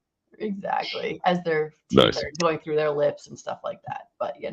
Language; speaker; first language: English; native; English